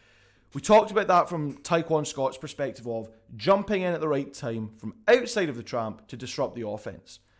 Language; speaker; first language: English; native; English